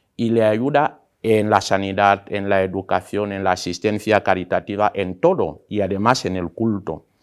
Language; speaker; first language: Spanish; non-native, local second language; Fang